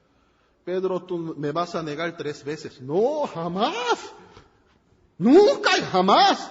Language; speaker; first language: Spanish; non-native, fluent; Korean